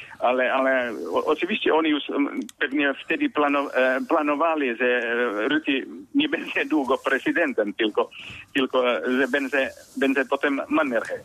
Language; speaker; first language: Polish; non-native, fluent; Finnish